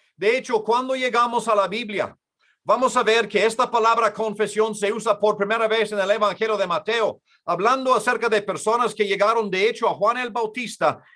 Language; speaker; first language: Spanish; non-native, fluent; English